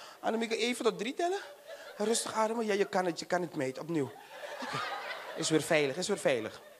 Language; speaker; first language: Dutch; native; Dutch